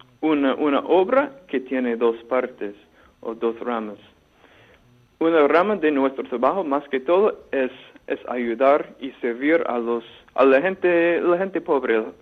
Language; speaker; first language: Spanish; non-native, fluent; English